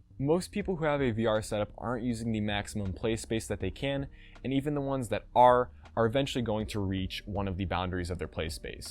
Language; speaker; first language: English; native; English